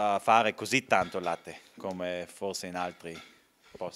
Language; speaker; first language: Italian; non-native, local second language; German